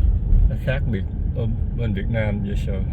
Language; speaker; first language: Vietnamese; early bilingual, other home language; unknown